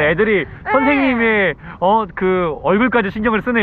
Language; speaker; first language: Korean; native; Korean